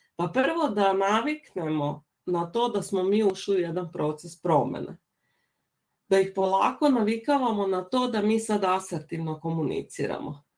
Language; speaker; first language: Serbian; native; Serbian